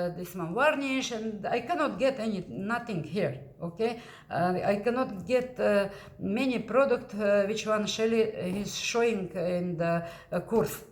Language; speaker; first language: English; non-native, learner; Russian